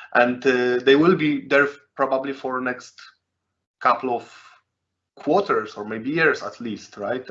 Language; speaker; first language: English; non-native, fluent; Polish